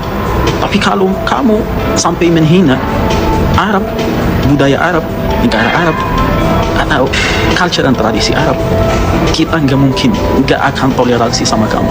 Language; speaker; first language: Indonesian; non-native, fluent; Arabic